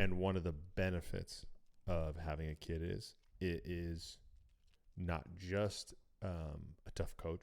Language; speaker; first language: English; native; English